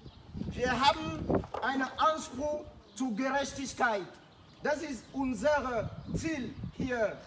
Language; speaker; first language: German; non-native, fluent; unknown